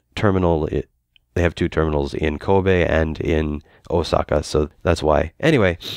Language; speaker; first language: English; native; English